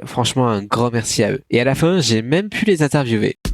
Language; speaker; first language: French; native; French